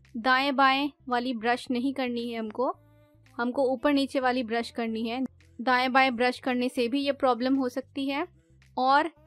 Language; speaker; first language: Hindi; native; Hindi